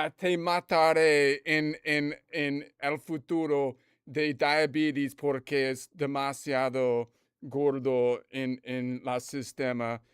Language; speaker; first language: Spanish; non-native, learner; English